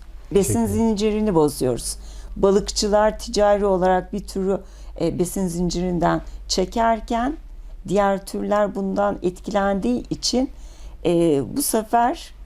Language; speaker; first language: Turkish; native; Turkish